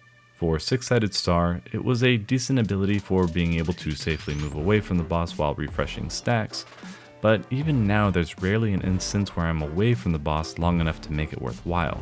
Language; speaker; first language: English; native; English